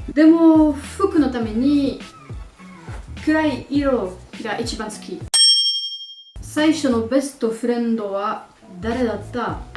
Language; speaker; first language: Japanese; non-native, learner; French